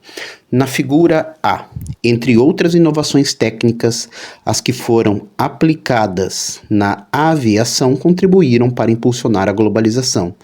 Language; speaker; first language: Portuguese; native; Portuguese